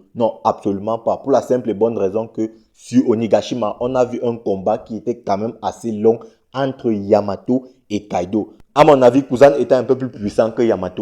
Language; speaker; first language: French; native; French